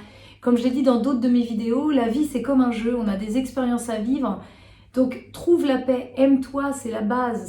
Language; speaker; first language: French; native; French